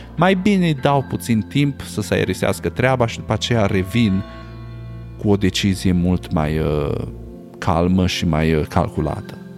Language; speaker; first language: Romanian; native; Romanian